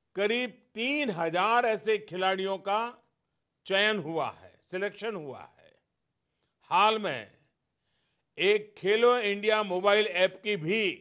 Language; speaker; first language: Hindi; non-native, local second language; Gujarati